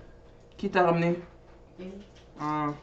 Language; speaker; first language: French; native; French